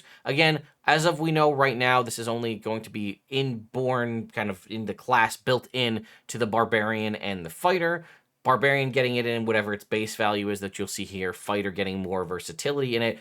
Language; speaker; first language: English; native; English